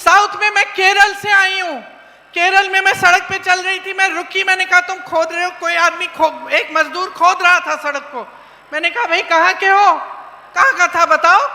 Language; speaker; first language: Hindi; native; Hindi